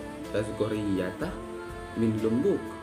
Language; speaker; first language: Arabic; non-native, learner; Indonesian